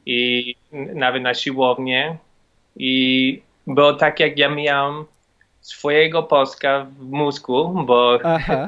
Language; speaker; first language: Polish; non-native, learner; English